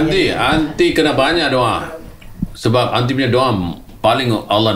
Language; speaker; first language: Malay; native; Malay